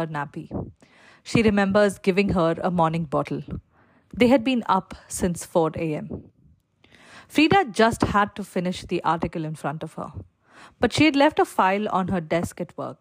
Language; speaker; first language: English; non-native, local second language; Malayalam